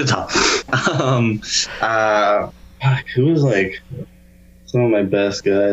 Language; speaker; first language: English; native; English